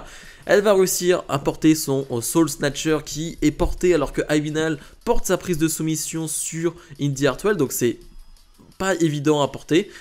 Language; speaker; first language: French; native; French